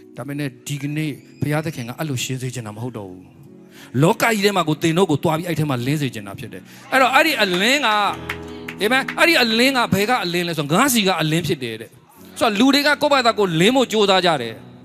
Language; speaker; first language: Burmese; native; Burmese